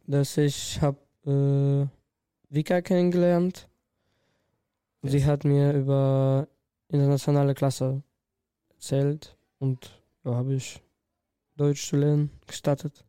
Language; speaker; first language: German; non-native, learner; Russian